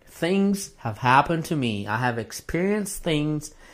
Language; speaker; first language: English; non-native, fluent; Arabic